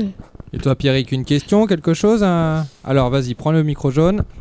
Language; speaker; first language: French; native; French